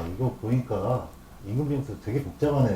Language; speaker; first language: Korean; native; Korean